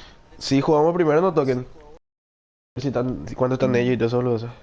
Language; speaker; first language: Spanish; native; Spanish